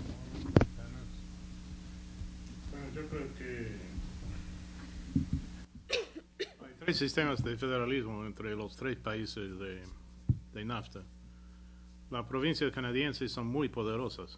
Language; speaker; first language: Spanish; non-native, fluent; English